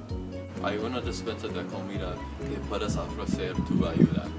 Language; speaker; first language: Spanish; non-native, learner; English